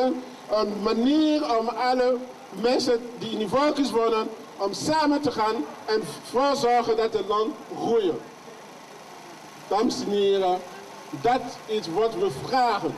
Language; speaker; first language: Dutch; non-native, learner; French